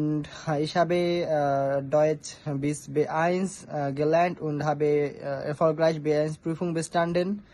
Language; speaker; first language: German; non-native, learner; Bangla